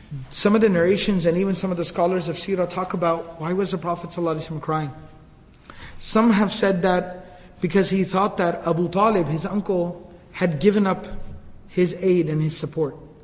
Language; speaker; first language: English; native; English